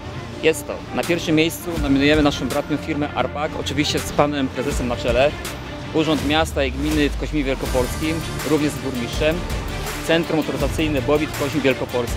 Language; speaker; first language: Polish; native; Polish